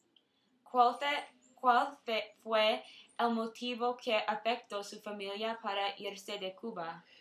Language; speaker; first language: Spanish; non-native, learner; English